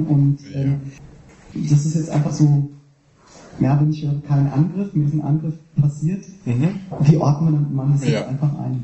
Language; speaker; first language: German; native; German